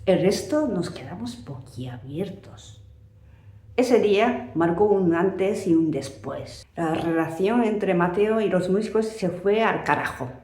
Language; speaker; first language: Spanish; non-native, fluent; Japanese